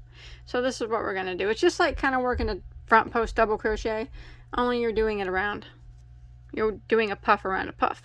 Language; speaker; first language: English; native; English